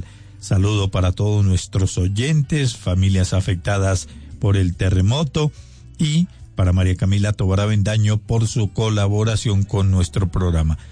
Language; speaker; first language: Spanish; native; Spanish